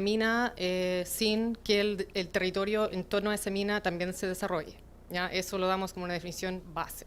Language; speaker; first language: Spanish; native; Spanish